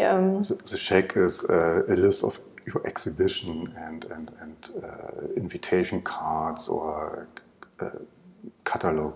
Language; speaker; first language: English; non-native, learner; German